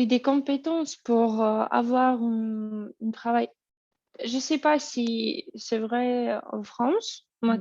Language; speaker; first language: French; non-native, learner; Russian